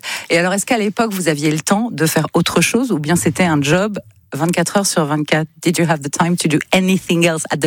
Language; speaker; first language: French; native; French